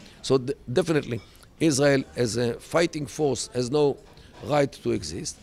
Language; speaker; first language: English; non-native, fluent; Hebrew